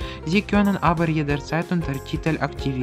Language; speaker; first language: German; non-native, learner; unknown